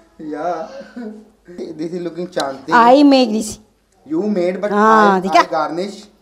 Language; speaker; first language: English; non-native, learner; Hindi